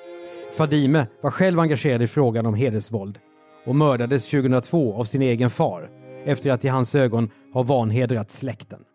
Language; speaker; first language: Swedish; native; Swedish